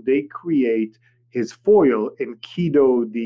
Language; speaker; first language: English; non-native, fluent; Hebrew